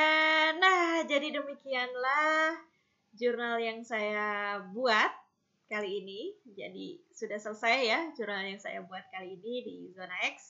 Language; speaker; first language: Indonesian; native; Indonesian